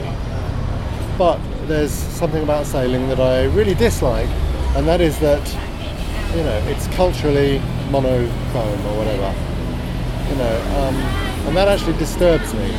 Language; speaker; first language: English; native; English